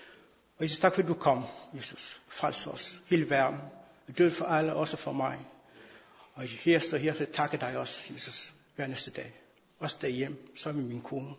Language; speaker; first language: Danish; non-native, fluent; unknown